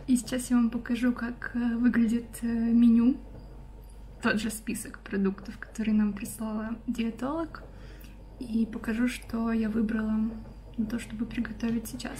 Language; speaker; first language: Russian; native; Russian